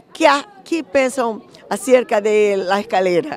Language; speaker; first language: Spanish; non-native, learner; Portuguese